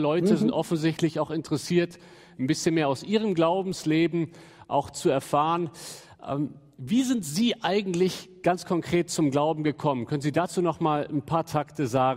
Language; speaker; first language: German; native; German